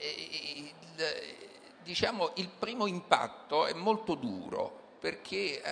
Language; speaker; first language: Italian; native; Italian